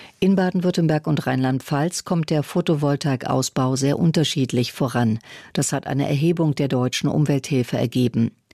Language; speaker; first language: German; native; German